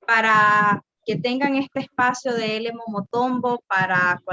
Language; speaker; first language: Spanish; native; Spanish